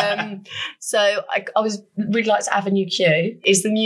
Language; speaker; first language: English; native; English